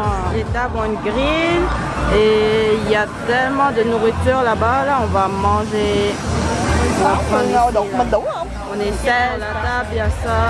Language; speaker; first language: French; early bilingual, other home language; Vietnamese